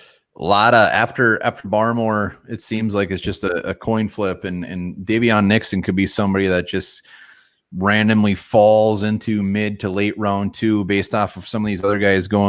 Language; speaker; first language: English; native; English